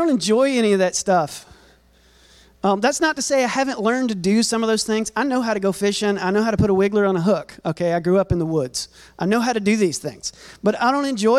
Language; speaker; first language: English; native; English